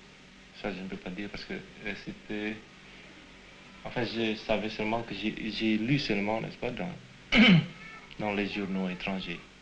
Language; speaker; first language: French; non-native, fluent; Indonesian